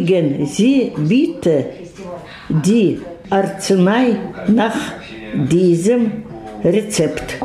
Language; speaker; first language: German; non-native, learner; Russian